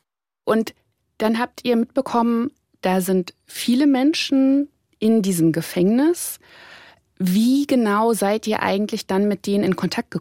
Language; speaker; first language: German; native; German